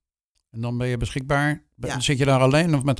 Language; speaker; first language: Dutch; native; Dutch